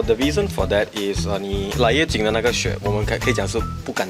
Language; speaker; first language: Chinese; non-native, local second language; Tamil